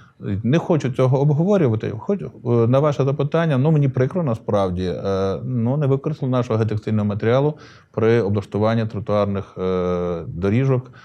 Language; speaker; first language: Ukrainian; native; Ukrainian